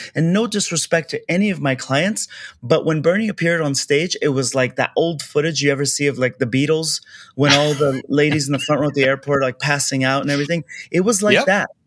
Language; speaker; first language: English; early bilingual, other home language; Persian